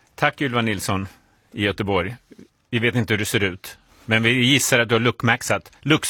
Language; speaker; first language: Swedish; native; Swedish